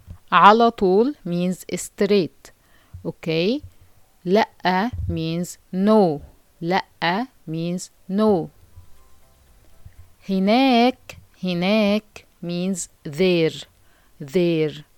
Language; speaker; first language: English; non-native, fluent; Arabic